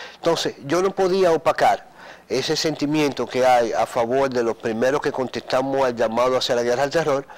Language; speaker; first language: Spanish; early bilingual, heritage; Spanish